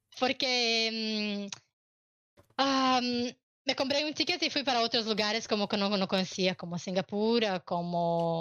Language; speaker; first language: Spanish; non-native, learner; Portuguese